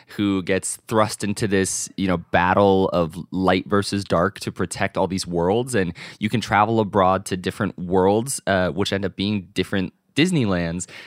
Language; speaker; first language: English; native; English